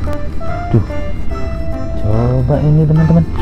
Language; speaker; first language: Indonesian; native; Indonesian